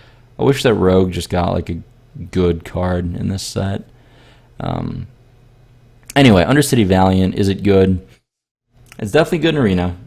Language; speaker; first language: English; native; English